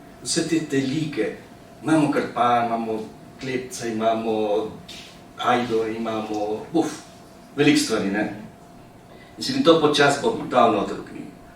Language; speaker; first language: Slovenian; early bilingual, heritage; Slovenian